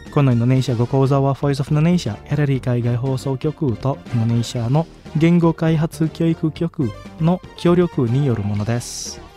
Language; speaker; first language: Japanese; non-native, fluent; Indonesian